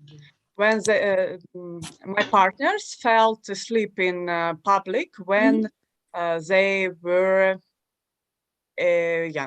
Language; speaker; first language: English; non-native, learner; Russian